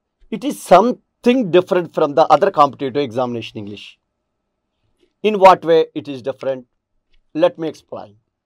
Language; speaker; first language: English; non-native, local second language; Telugu